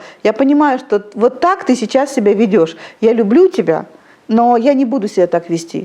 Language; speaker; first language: Russian; native; Russian